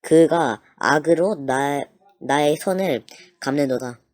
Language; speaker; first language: Korean; native; Korean